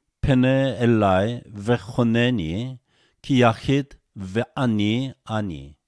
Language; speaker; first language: Hebrew; non-native, fluent; Korean